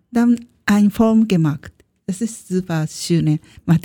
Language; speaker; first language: German; non-native, learner; Japanese